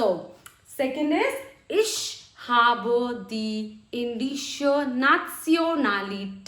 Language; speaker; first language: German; non-native, fluent; Hindi